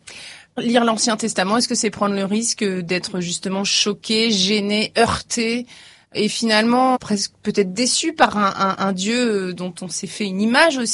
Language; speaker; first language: French; native; French